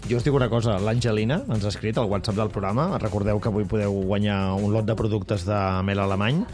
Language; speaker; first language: Catalan; native; Catalan